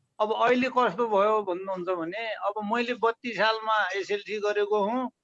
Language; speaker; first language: Nepali; non-native, local second language; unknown